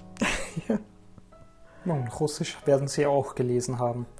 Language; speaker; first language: German; native; German